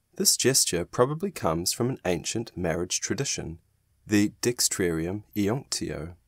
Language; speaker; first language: English; non-native, fluent; German